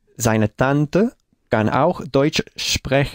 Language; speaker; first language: German; non-native, learner; Spanish